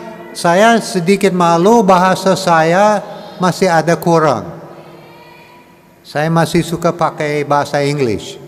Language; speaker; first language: Indonesian; non-native, learner; English